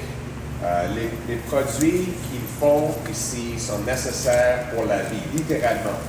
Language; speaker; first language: French; non-native, local second language; English